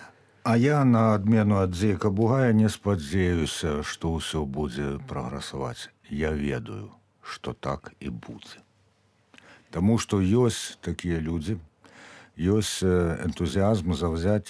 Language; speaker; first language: Belarusian; non-native, learner; Ukrainian